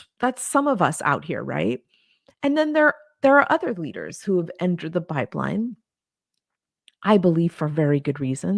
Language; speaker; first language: English; native; English